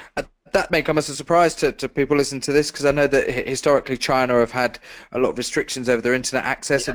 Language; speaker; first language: English; native; English